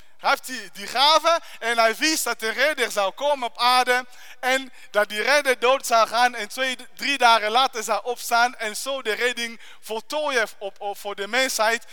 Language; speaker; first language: Dutch; non-native, fluent; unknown